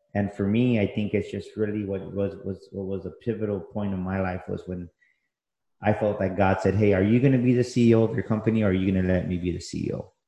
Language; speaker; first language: English; native; English